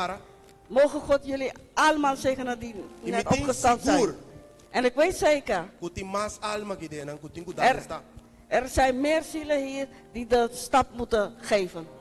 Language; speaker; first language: Dutch; non-native, local second language; Papiamento